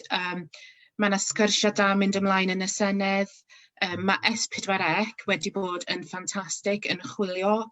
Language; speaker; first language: Welsh; non-native, local second language; English